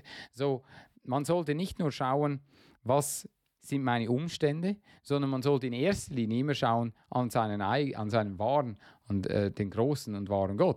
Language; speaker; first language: German; non-native, fluent; English